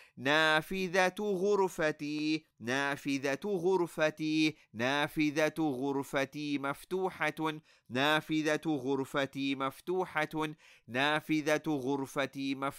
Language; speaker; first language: Arabic; non-native, fluent; English